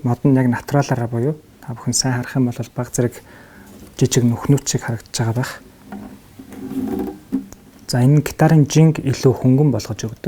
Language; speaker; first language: Mongolian; native; Mongolian